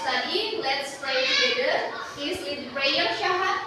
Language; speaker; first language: English; non-native, learner; Indonesian